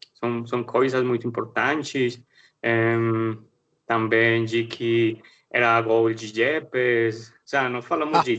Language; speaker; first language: Portuguese; non-native, learner; Spanish